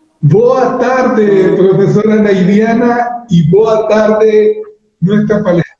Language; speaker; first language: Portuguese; non-native, learner; Spanish